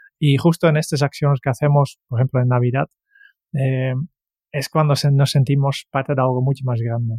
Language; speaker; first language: Spanish; non-native, fluent; Dutch